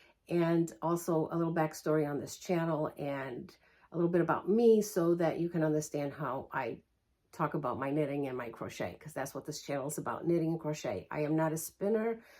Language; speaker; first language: English; early bilingual, other home language; Portuguese